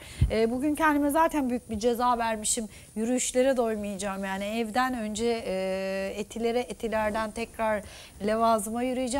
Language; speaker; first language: Turkish; native; Turkish